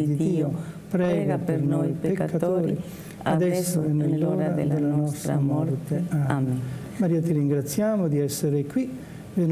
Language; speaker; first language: Italian; native; Italian